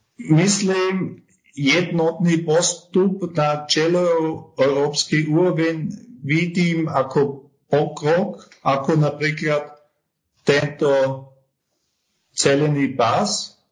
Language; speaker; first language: Slovak; non-native, learner; German